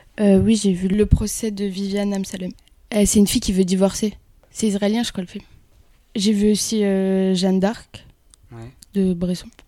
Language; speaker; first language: French; early bilingual, other home language; Kabyle